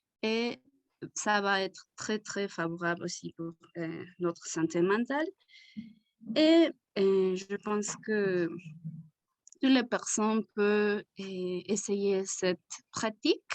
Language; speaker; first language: French; non-native, learner; Spanish